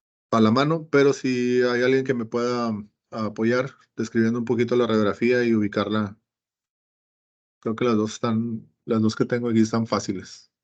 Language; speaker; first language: Spanish; native; Spanish